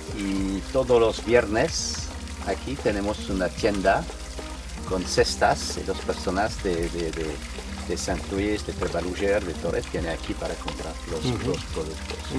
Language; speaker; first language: Spanish; non-native, learner; French